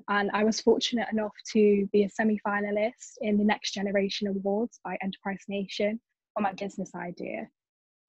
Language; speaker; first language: English; native; English